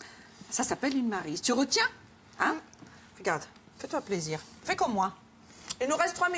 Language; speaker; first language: French; native; French